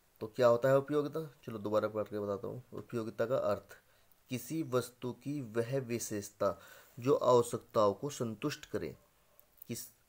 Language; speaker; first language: Hindi; native; Hindi